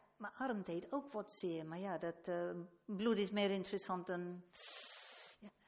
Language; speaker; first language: Dutch; non-native, fluent; English